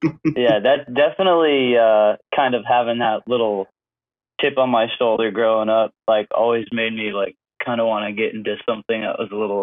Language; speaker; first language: English; native; English